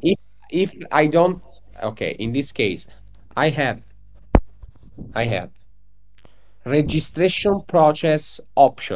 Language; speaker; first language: English; non-native, learner; Italian